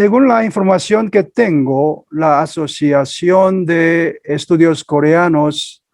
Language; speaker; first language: Spanish; non-native, fluent; Korean